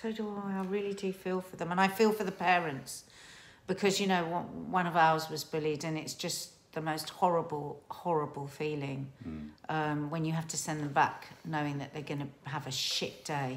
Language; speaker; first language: English; native; English